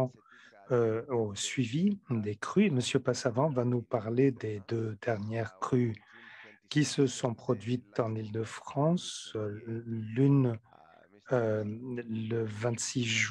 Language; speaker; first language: French; native; French